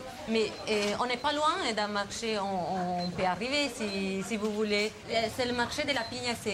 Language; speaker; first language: French; non-native, fluent; Italian